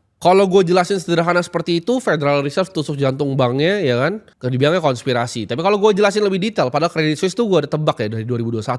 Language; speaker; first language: Indonesian; native; Indonesian